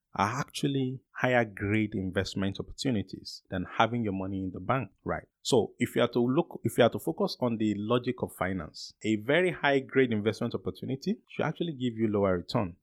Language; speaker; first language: English; non-native, local second language; Yoruba